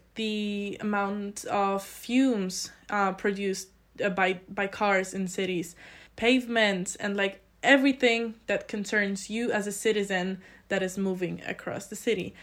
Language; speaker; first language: English; non-native, fluent; Polish